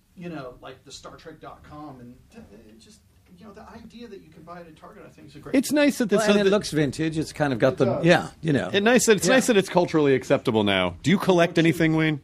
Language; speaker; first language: English; native; English